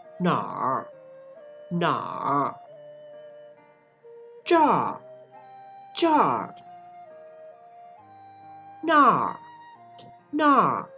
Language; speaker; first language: Chinese; non-native, fluent; Thai